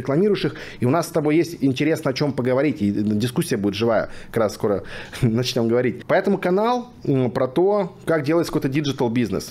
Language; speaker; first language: Russian; native; Russian